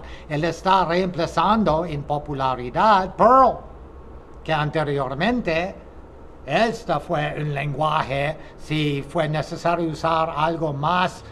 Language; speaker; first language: Spanish; non-native, fluent; English